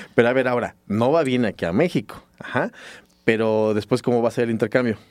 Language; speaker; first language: Spanish; native; Spanish